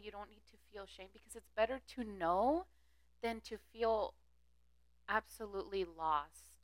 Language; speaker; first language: English; early bilingual, other home language; Spanish